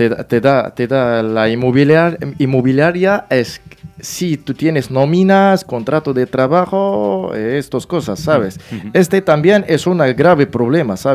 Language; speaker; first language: Spanish; non-native, learner; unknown